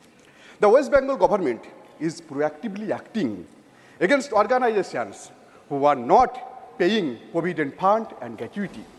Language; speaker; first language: English; non-native, local second language; Bangla